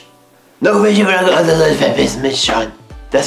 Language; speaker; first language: German; non-native, learner; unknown